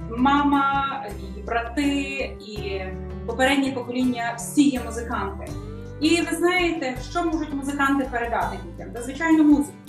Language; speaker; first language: Ukrainian; native; Ukrainian